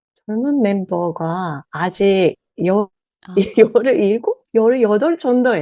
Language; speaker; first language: Korean; non-native, learner; Japanese